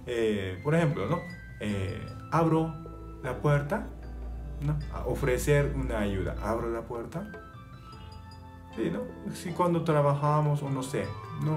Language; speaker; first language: Spanish; non-native, fluent; Japanese